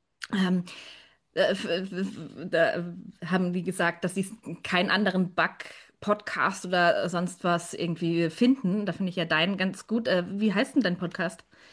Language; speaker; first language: German; native; German